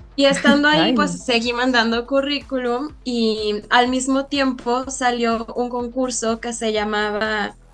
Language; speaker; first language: Spanish; native; Spanish